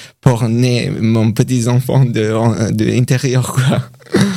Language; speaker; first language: French; non-native, learner; Persian